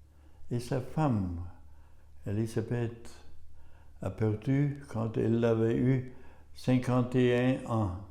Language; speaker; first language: French; non-native, learner; German